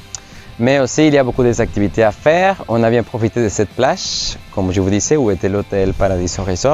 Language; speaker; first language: French; non-native, fluent; Spanish